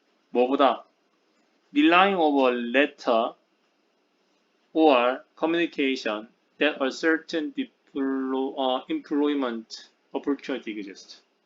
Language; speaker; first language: English; non-native, fluent; Korean